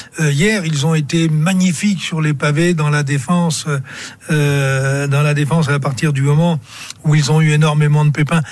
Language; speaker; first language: French; native; French